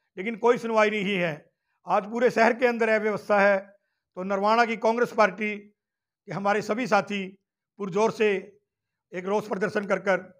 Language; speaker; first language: Hindi; native; Hindi